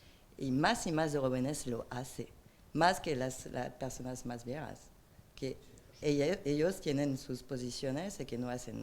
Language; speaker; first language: Spanish; non-native, learner; French